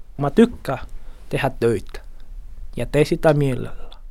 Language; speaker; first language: Finnish; non-native, learner; Portuguese